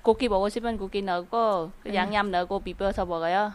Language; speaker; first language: Korean; non-native, learner; Vietnamese